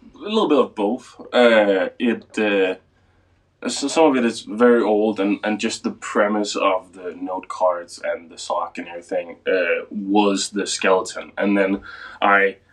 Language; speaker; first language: English; non-native, fluent; Danish